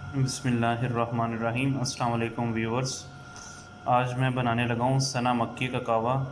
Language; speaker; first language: Urdu; non-native, local second language; Punjabi